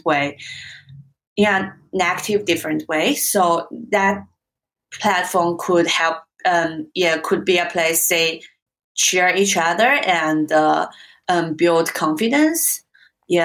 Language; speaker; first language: English; non-native, fluent; Chinese